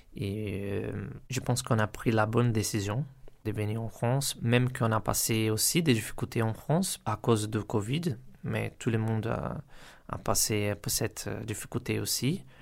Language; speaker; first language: French; non-native, learner; Portuguese